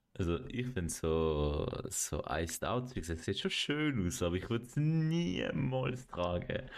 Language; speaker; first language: German; early bilingual, other home language; Kurdish